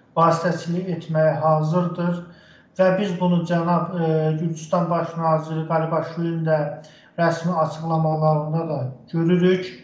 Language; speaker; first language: Azerbaijani; native; Azerbaijani